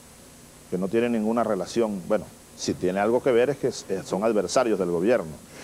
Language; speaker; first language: Spanish; native; Spanish